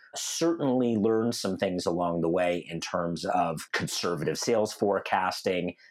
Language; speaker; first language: English; native; English